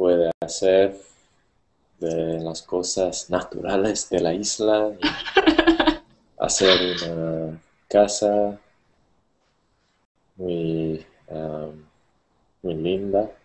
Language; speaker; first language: Spanish; non-native, learner; English